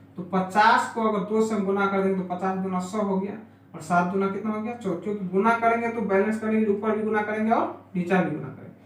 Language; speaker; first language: Hindi; native; Hindi